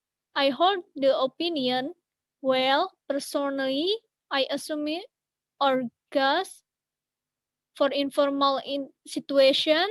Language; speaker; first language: English; non-native, learner; Indonesian